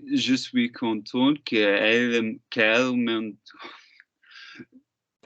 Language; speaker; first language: French; non-native, learner; English